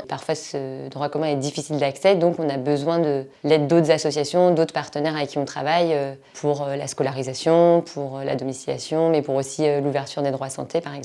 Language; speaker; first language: French; native; French